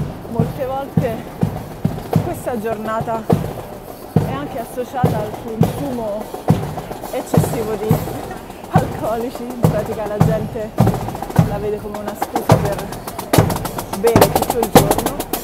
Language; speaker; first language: Italian; native; Italian